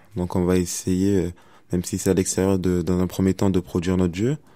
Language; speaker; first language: French; native; French